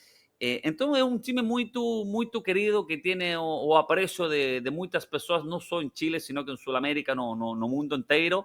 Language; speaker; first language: Portuguese; non-native, learner; Spanish